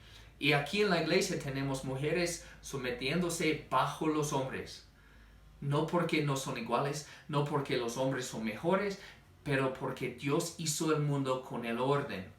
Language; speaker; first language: Spanish; non-native, fluent; English